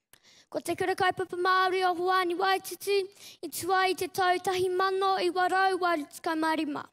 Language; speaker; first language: Māori; non-native, local second language; English